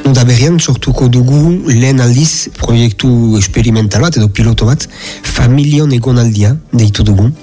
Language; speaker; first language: Basque; native; Basque